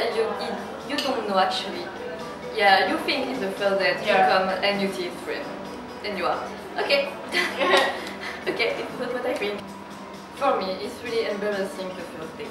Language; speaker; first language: English; non-native, learner; French